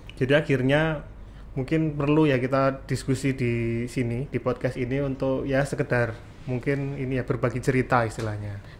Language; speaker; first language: Indonesian; native; Indonesian